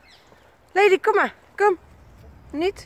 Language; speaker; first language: Dutch; native; Dutch